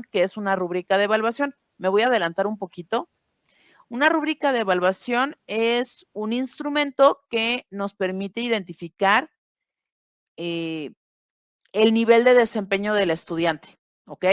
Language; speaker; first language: Spanish; native; Spanish